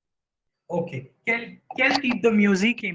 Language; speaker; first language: French; non-native, fluent; Hindi